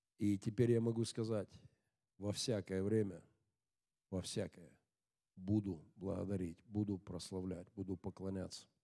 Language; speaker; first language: Russian; native; Russian